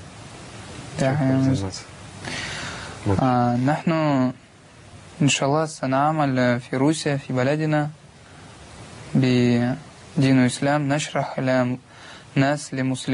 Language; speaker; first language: Arabic; non-native, learner; Russian